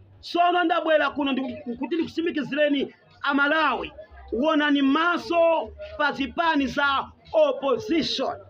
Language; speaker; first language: Nyanja; non-native, local second language; Tumbuka